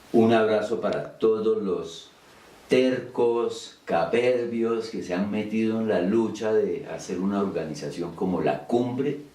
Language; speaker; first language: Spanish; early bilingual, other home language; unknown